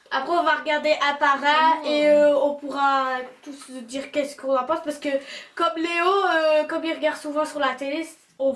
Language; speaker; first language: French; native; French